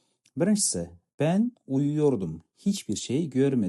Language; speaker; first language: Turkish; non-native, fluent; Kazakh